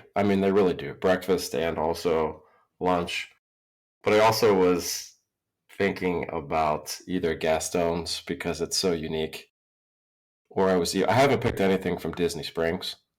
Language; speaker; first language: English; native; English